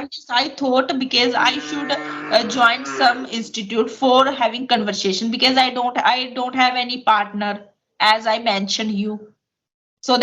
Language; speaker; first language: English; non-native, local second language; Hindi